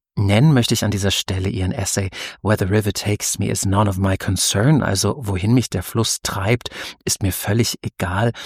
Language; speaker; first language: German; native; German